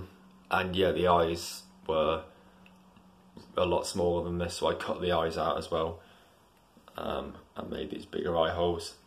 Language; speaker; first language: English; native; English